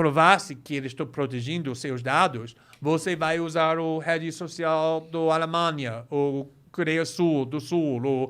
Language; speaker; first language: Portuguese; non-native, fluent; English